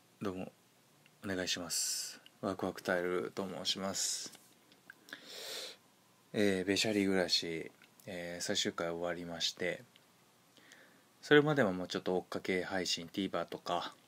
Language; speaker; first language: Japanese; native; Japanese